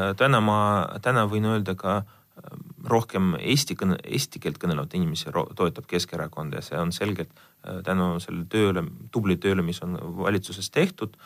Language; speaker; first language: Estonian; non-native, local second language; Russian